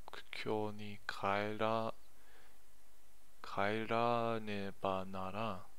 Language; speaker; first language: Japanese; non-native, learner; English